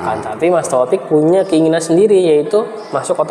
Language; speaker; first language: Indonesian; native; Indonesian